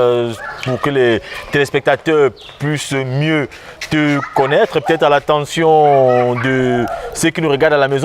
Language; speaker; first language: French; native; French